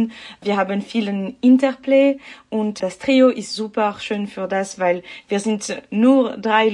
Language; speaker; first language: German; non-native, local second language; French